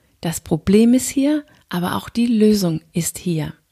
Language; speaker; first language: German; non-native, fluent; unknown